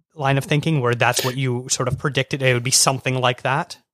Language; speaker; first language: English; native; English